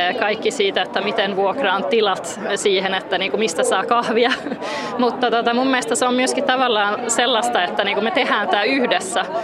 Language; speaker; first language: Finnish; early bilingual, heritage; Finnish